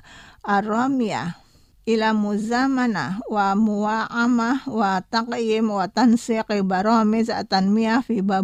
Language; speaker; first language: Arabic; non-native, fluent; Indonesian